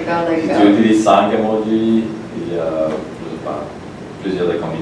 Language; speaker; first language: French; non-native, learner; Polish